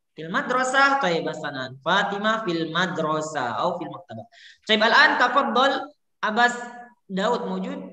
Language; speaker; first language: Arabic; non-native, learner; Indonesian